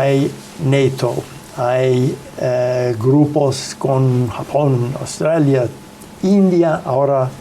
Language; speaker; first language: Spanish; non-native, fluent; English